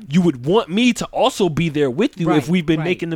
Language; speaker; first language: English; native; English